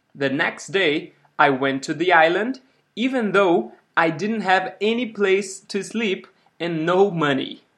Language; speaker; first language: English; non-native, fluent; Portuguese